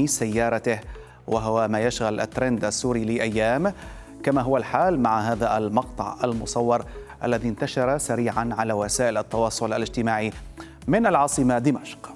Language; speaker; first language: Arabic; native; Arabic